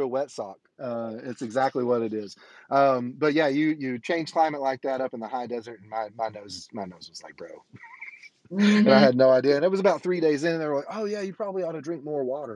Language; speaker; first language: English; native; English